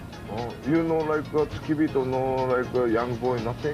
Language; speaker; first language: English; non-native, learner; Japanese